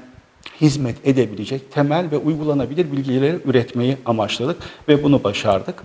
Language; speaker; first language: Turkish; native; Turkish